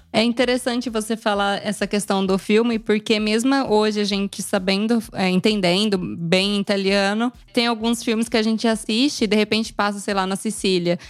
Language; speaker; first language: Portuguese; native; Portuguese